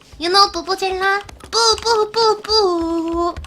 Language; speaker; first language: English; non-native, learner; Korean